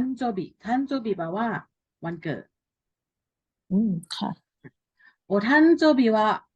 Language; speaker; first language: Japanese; non-native, fluent; Thai